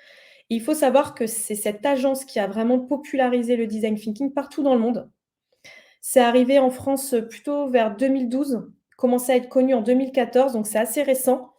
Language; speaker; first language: French; native; French